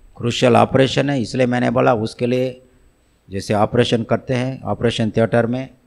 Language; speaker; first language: Hindi; non-native, local second language; Tamil